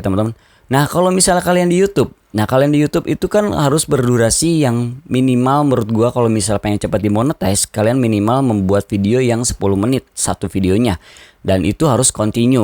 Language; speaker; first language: Indonesian; native; Indonesian